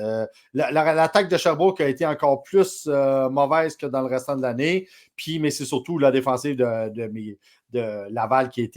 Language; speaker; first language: French; native; French